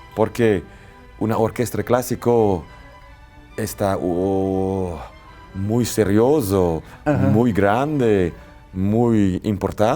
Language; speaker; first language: Spanish; non-native, learner; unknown